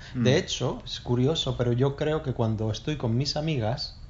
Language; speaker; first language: Spanish; native; Spanish